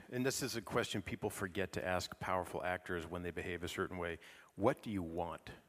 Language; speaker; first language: English; native; English